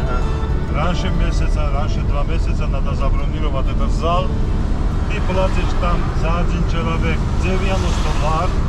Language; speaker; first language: Russian; non-native, fluent; Georgian